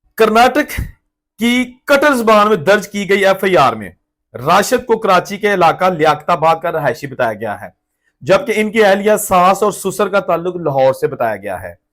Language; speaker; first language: Urdu; non-native, local second language; Punjabi